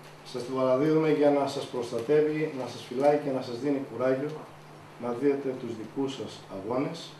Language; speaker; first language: Greek; native; Greek